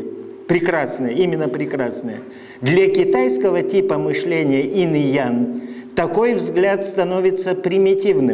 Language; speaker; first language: Russian; non-native, fluent; Lithuanian